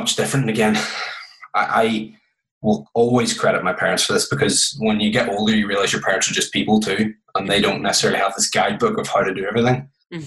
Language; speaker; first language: English; native; English